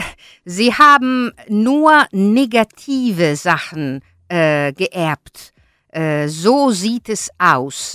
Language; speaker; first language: German; non-native, learner; Italian